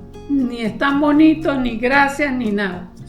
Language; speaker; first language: Spanish; native; Spanish